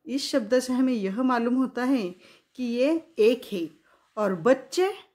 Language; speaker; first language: Hindi; non-native, local second language; Marathi